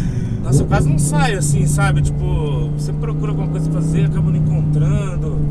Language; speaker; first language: Portuguese; native; Portuguese